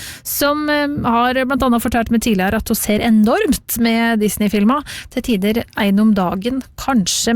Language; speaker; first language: Norwegian; native; Norwegian